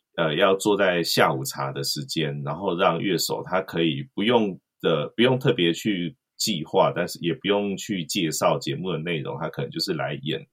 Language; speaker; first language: Chinese; native; Chinese